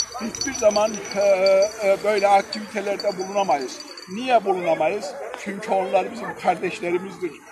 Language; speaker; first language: Turkish; early bilingual, heritage; Turkish